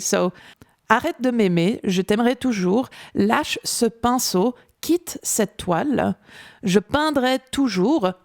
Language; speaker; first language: French; non-native, fluent; English